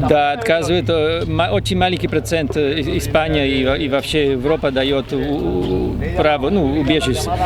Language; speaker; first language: Russian; non-native, fluent; Spanish